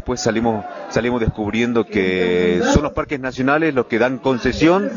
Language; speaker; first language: Spanish; native; Spanish